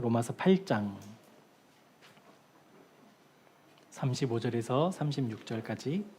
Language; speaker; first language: Korean; native; Korean